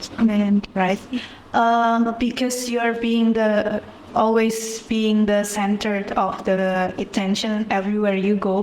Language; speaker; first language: English; non-native, fluent; Indonesian